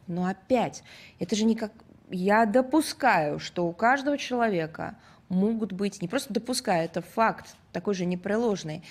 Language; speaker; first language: Russian; native; Russian